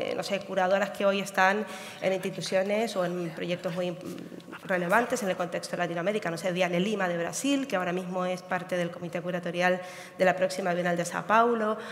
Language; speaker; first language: Spanish; native; Spanish